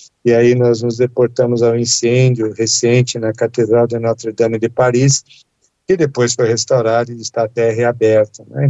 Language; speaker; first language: Portuguese; native; Portuguese